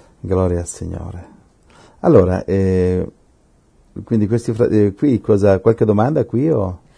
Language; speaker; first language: Italian; non-native, fluent; Spanish